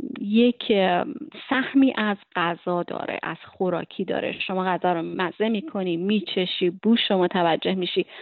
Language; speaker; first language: Persian; native; Persian